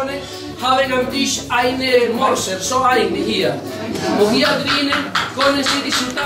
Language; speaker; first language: German; non-native, fluent; Spanish